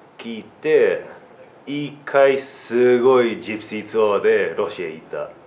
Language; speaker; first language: Japanese; non-native, fluent; English